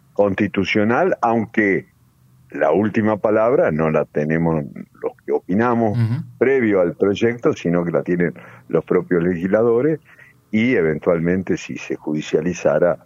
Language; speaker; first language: Spanish; native; Spanish